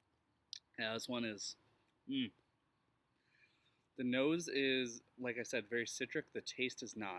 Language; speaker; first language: English; native; English